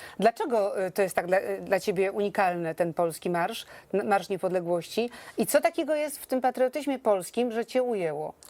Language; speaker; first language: Polish; native; Polish